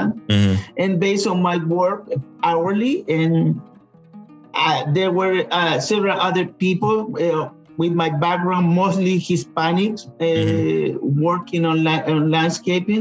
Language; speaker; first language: English; non-native, fluent; Spanish